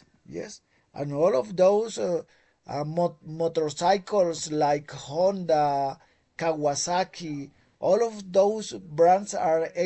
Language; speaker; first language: English; non-native, fluent; Spanish